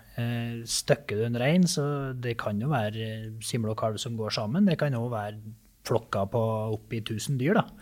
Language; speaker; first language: Norwegian; native; Norwegian